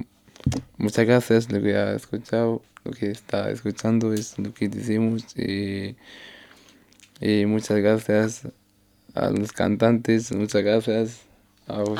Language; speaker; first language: Spanish; non-native, learner; Arabic